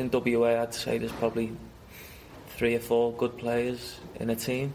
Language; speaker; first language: English; native; English